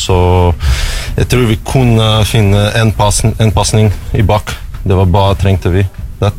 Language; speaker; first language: Norwegian; non-native, learner; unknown